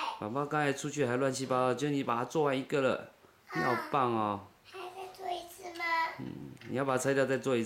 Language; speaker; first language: Chinese; native; Chinese